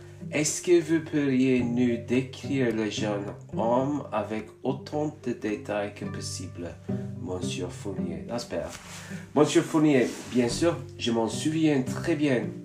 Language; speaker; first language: French; non-native, learner; English